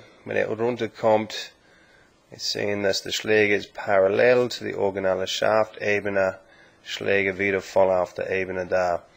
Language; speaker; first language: German; non-native, learner; English